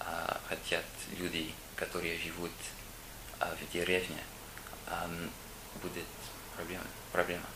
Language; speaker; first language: Russian; non-native, learner; English